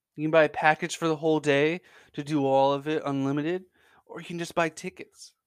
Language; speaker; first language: English; native; English